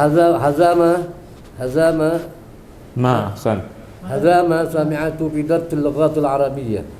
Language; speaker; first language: Arabic; non-native, learner; Indonesian